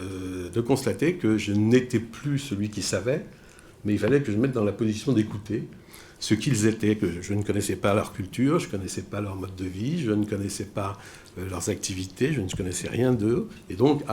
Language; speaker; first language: French; native; French